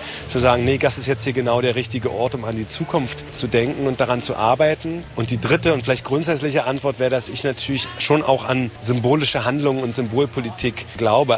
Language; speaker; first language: German; native; German